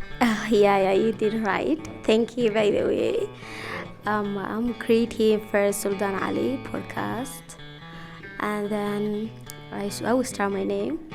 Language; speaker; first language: English; non-native, local second language; Somali